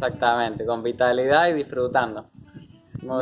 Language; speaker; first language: Spanish; native; Spanish